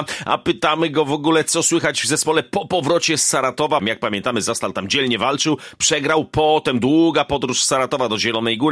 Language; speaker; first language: Polish; native; Polish